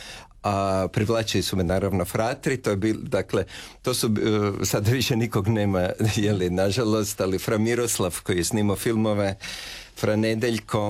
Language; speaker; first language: Serbian; native; Serbian